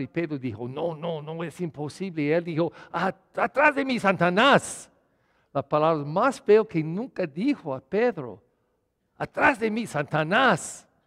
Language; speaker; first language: Spanish; non-native, fluent; English